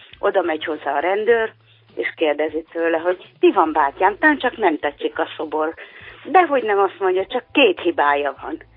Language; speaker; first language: Hungarian; native; Hungarian